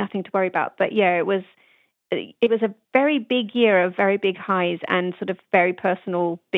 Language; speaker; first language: English; native; English